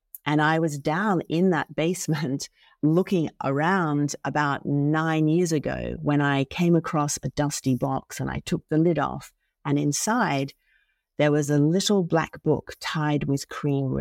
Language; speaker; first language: English; native; English